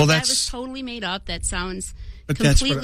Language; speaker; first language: English; native; English